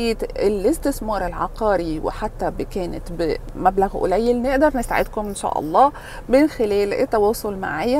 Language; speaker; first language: Arabic; native; Arabic